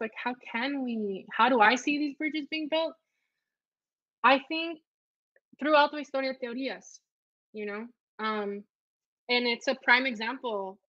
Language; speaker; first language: English; early bilingual, other home language; Spanish